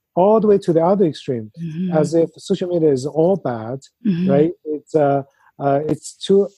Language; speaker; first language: English; non-native, fluent; Chinese